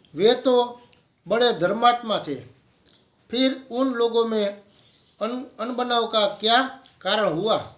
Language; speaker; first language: Hindi; non-native, local second language; Gujarati